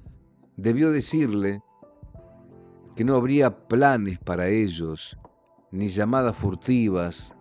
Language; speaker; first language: Spanish; native; Spanish